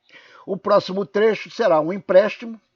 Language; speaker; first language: Portuguese; native; Portuguese